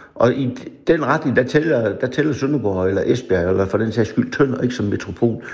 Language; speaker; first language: Danish; native; Danish